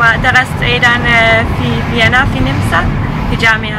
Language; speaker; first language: Arabic; non-native, learner; German